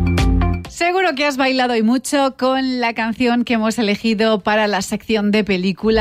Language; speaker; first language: Spanish; native; Spanish